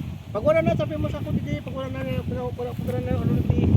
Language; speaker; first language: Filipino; non-native, local second language; Bikol